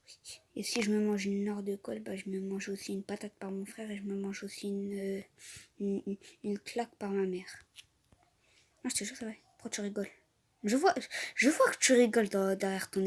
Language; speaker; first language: French; native; French